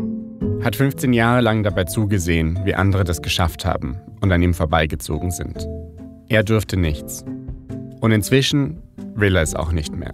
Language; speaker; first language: German; native; German